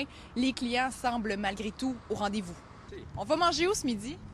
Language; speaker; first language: French; native; French